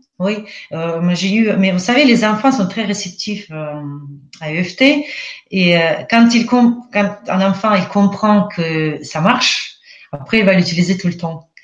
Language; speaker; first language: French; non-native, fluent; Russian